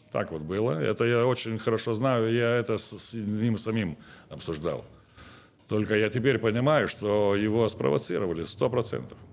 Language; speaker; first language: Russian; non-native, local second language; Lithuanian